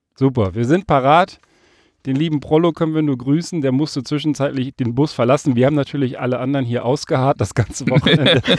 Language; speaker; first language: German; native; German